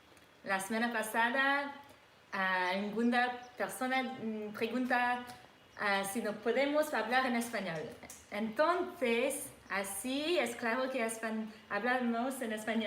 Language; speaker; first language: Spanish; non-native, learner; English